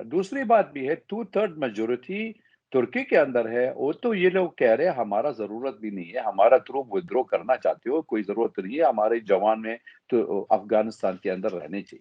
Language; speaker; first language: Hindi; non-native, fluent; Arabic